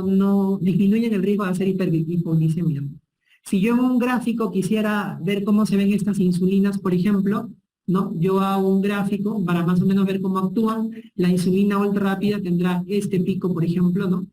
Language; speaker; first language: Spanish; native; Spanish